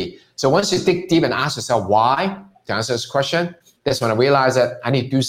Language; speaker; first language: English; non-native, local second language; Cantonese